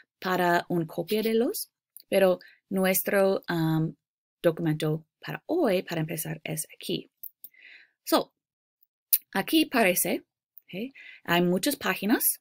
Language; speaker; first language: Spanish; non-native, fluent; English